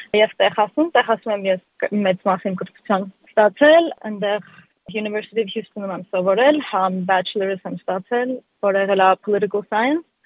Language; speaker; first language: Armenian; early bilingual, heritage; Armenian